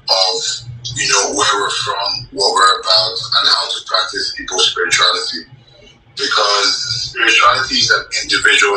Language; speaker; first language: English; non-native, local second language; Igbo